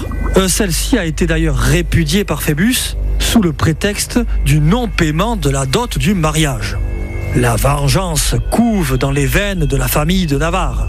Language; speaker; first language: French; native; French